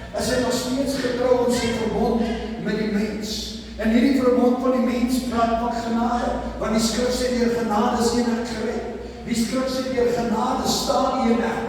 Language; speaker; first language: Afrikaans; non-native, local second language; English